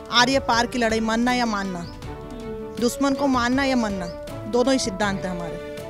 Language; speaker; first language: Hindi; native; Hindi